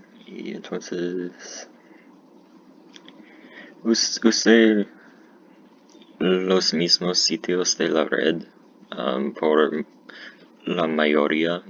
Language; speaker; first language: Spanish; non-native, learner; English